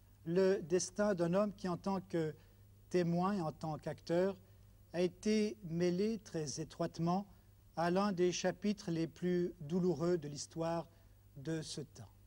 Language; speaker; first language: French; native; French